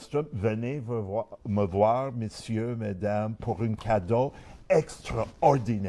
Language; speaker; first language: French; non-native, learner; English